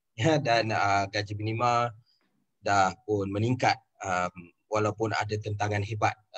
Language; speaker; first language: Malay; native; Malay